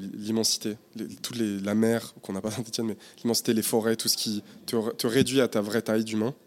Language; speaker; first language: French; native; French